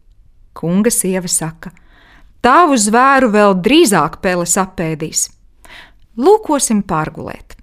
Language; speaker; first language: Latvian; native; Latvian